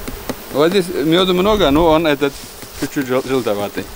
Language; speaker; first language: Russian; non-native, local second language; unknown